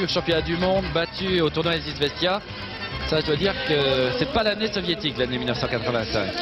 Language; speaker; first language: French; native; French